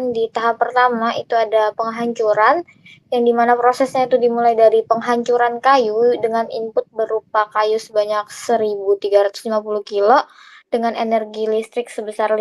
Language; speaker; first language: Indonesian; native; Indonesian